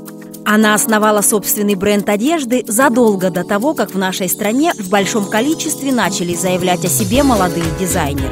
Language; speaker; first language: Russian; native; Russian